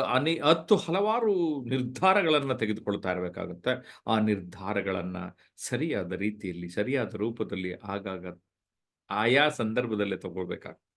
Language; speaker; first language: Kannada; native; Kannada